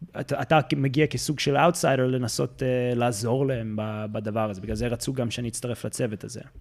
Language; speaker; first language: Hebrew; early bilingual, heritage; Hebrew